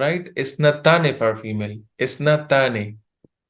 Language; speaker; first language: English; non-native, fluent; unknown